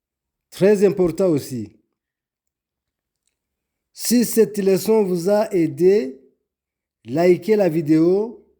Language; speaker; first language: French; non-native, local second language; Kinyarwanda